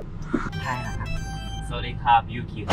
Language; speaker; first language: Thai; non-native, fluent; Japanese